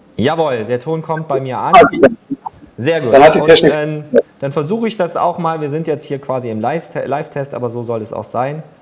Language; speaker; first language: German; native; German